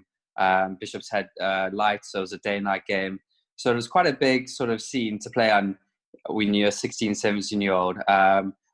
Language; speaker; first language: English; native; English